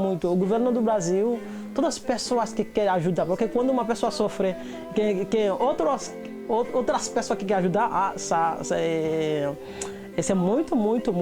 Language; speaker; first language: Portuguese; non-native, learner; Haitian Creole